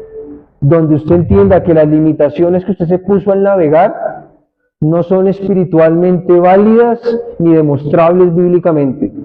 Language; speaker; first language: Spanish; native; Spanish